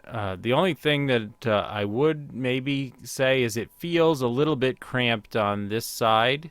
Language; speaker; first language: English; native; English